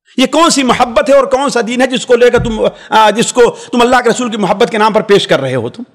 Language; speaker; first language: Urdu; native; Urdu